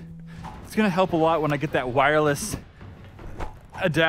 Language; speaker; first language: English; native; English